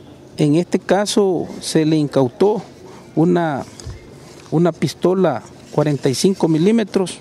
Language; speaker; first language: Spanish; native; Spanish